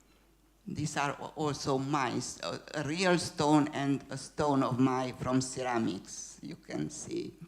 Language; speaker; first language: English; non-native, fluent; Hungarian